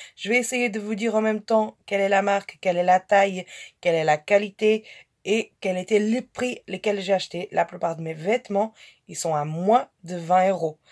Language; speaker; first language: French; non-native, fluent; Portuguese